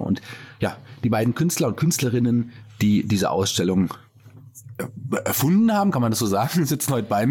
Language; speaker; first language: German; native; German